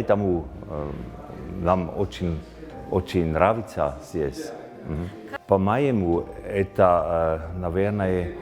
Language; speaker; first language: Russian; non-native, fluent; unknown